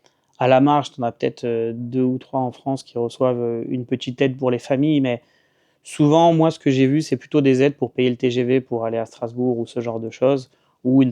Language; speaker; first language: French; native; French